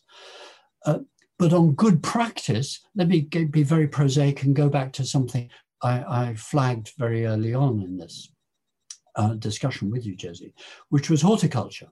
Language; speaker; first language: English; native; English